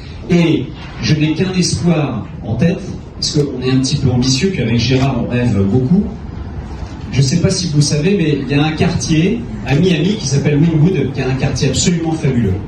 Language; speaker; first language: French; native; French